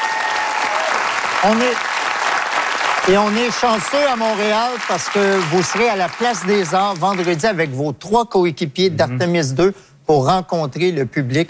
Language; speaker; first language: French; native; French